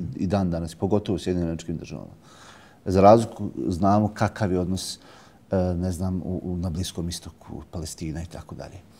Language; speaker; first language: Bosnian; native; Bosnian